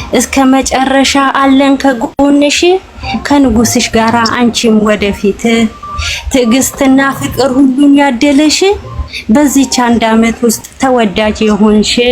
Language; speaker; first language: Amharic; non-native, local second language; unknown